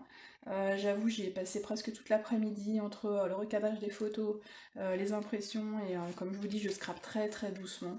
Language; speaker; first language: French; native; French